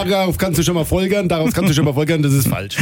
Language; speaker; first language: German; native; German